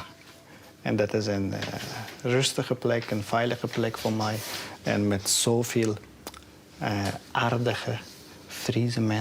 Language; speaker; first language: Dutch; non-native, learner; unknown